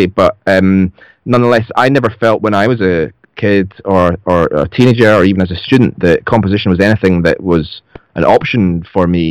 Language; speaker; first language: English; native; English